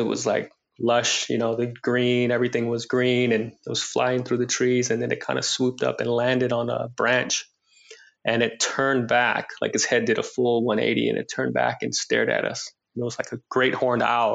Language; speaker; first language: English; native; English